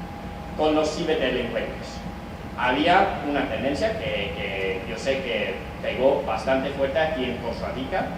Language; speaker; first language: Spanish; non-native, fluent; English